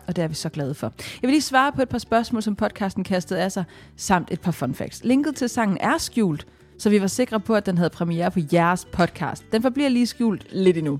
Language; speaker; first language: Danish; native; Danish